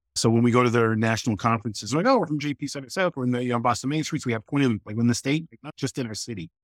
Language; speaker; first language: English; native; English